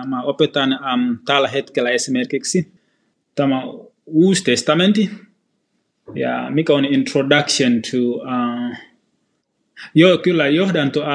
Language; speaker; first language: Finnish; non-native, fluent; Swahili